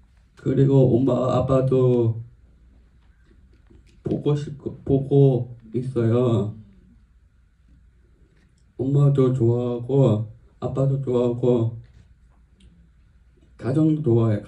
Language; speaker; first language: Korean; non-native, learner; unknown